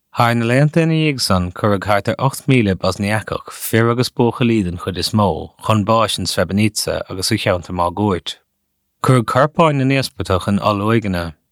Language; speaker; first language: Irish; native; Irish